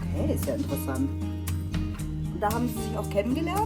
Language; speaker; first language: German; non-native, fluent; Ukrainian